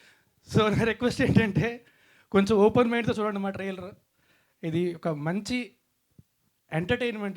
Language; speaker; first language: Telugu; native; Telugu